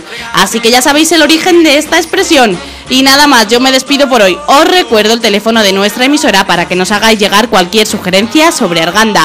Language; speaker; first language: Spanish; native; Spanish